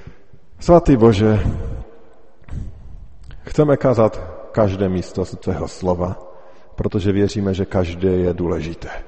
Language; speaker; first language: Czech; native; Czech